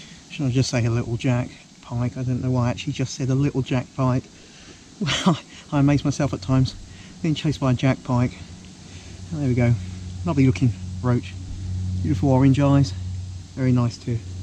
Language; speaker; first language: English; native; English